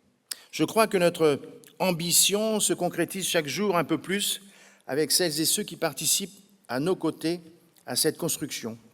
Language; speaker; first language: French; native; French